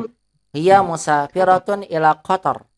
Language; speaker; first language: Arabic; non-native, fluent; Indonesian